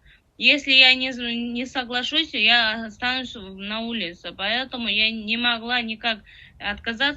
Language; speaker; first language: Russian; non-native, learner; Tajik